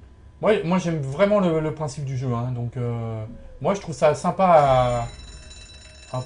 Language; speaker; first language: French; native; French